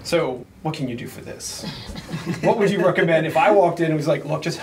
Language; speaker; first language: English; native; English